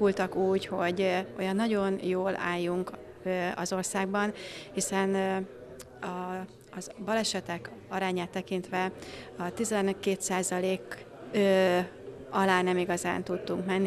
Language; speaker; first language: Hungarian; native; Hungarian